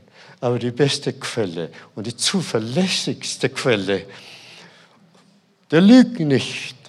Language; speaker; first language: German; non-native, fluent; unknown